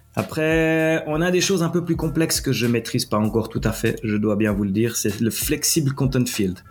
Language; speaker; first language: French; native; French